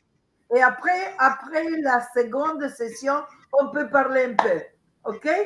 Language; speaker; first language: French; non-native, learner; Spanish